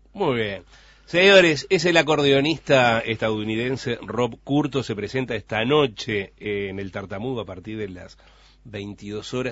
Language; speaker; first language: Spanish; native; Spanish